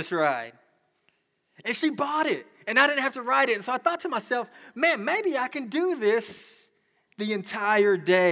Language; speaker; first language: English; native; English